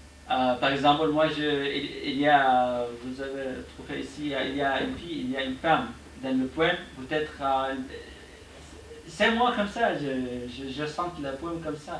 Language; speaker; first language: French; non-native, learner; Arabic